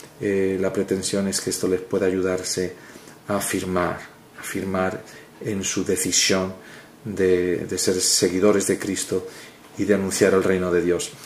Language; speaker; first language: Spanish; native; Spanish